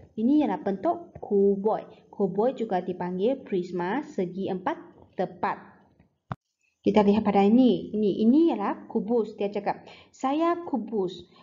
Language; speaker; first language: Malay; native; Malay